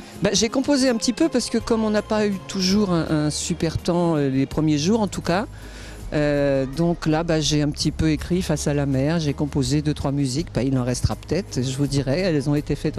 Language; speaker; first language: French; native; French